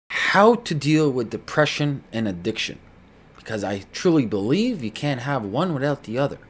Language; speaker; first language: English; native; English